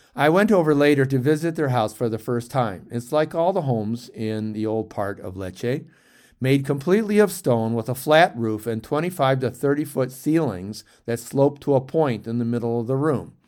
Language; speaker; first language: English; native; English